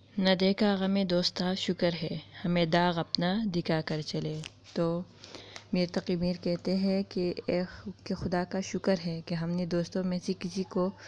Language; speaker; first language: Urdu; non-native, local second language; Pashto